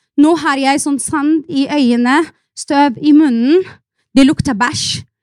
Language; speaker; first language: Norwegian; non-native, fluent; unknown